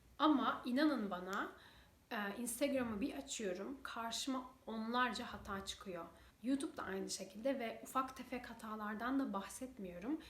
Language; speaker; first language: Turkish; native; Turkish